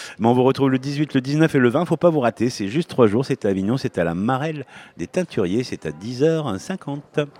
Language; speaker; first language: French; native; French